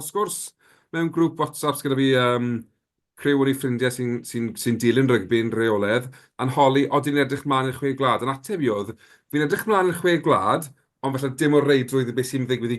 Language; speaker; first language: Welsh; native; Welsh